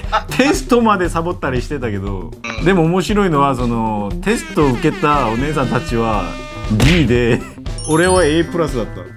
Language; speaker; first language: Japanese; non-native, fluent; Korean